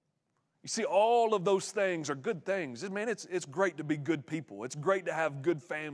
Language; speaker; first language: English; native; English